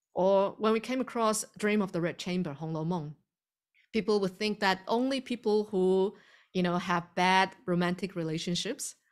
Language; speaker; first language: English; early bilingual, other home language; Chinese